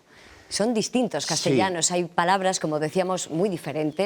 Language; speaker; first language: Spanish; native; Spanish